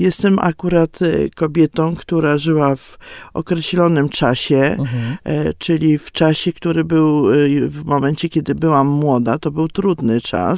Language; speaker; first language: Polish; native; Polish